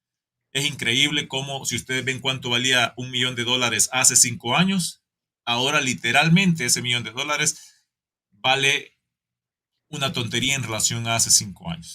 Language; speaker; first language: Spanish; native; Spanish